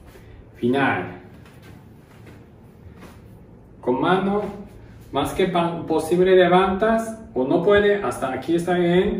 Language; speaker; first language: Spanish; non-native, learner; Japanese